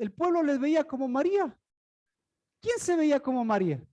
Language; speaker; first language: Spanish; native; Spanish